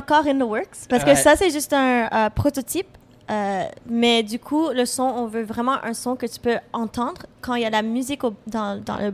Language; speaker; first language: French; non-native, fluent; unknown